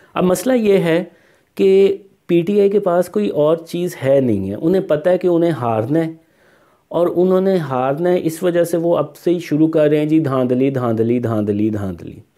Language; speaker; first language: Urdu; non-native, local second language; Punjabi